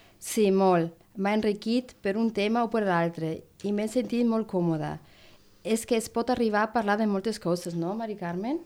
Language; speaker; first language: Catalan; non-native, learner; Spanish